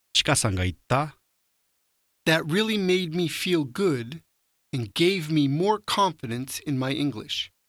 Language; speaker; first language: English; non-native, fluent; Japanese